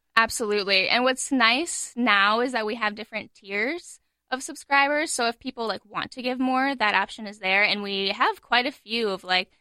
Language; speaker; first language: English; native; English